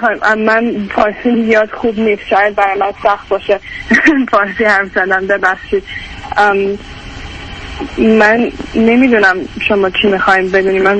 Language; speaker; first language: Persian; early bilingual, heritage; English